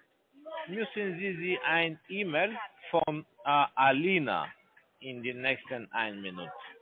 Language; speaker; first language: German; non-native, learner; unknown